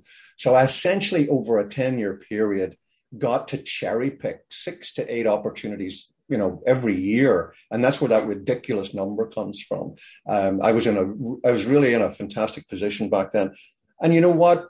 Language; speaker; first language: English; native; English